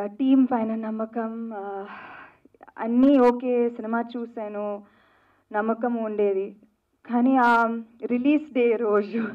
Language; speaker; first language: Telugu; non-native, fluent; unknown